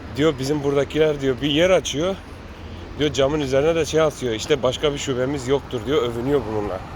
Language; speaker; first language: Turkish; early bilingual, heritage; Turkish